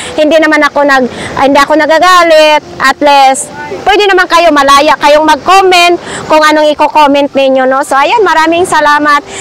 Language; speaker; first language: Filipino; non-native, local second language; Masbatenyo